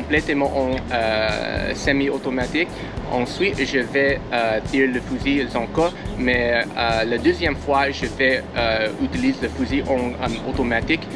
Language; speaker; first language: French; non-native, learner; English